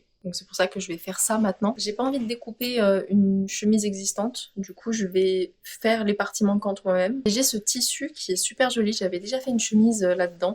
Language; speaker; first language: French; native; French